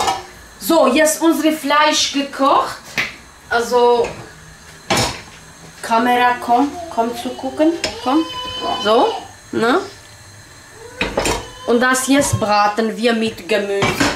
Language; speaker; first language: German; non-native, local second language; Kurdish